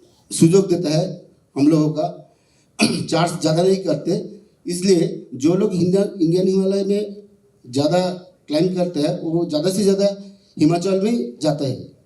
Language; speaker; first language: Hindi; non-native, local second language; Bangla